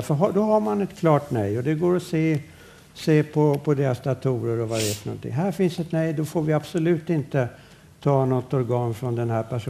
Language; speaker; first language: Swedish; native; Swedish